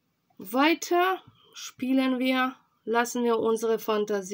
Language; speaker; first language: German; non-native, fluent; Russian